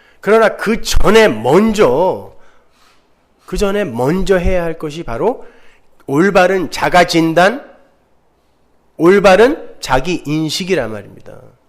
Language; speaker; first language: Korean; native; Korean